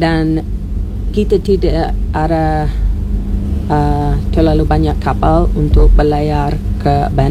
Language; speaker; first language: Indonesian; non-native, learner; English